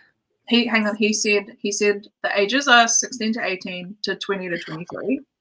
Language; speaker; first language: English; native; English